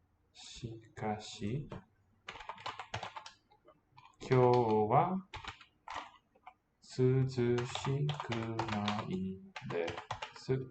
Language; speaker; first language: Japanese; non-native, learner; English